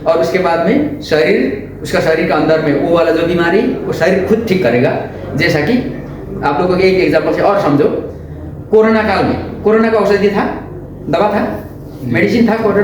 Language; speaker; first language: Hindi; non-native, local second language; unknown